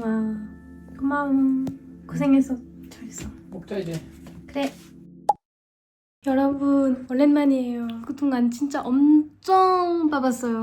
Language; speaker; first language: Korean; non-native, learner; French